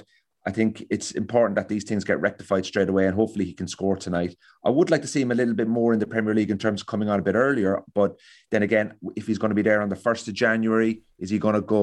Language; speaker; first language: English; native; English